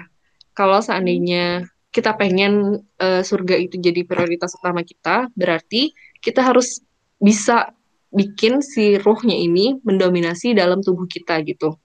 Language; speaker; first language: Indonesian; native; Indonesian